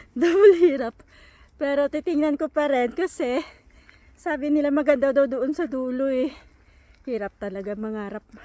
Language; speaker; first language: Filipino; non-native, local second language; Hiligaynon